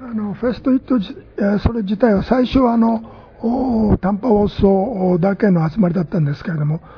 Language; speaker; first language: Japanese; native; Japanese